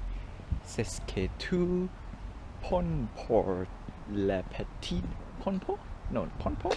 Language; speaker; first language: French; non-native, learner; English